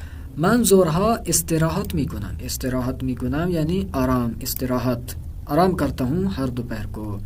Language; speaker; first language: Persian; non-native, fluent; Urdu